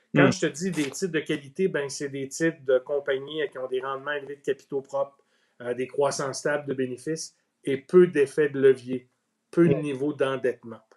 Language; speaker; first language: French; native; French